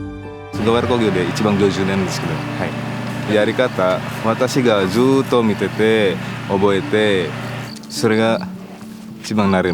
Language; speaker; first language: Japanese; non-native, learner; Indonesian